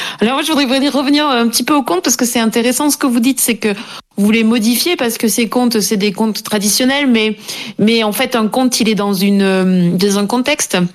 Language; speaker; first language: French; native; French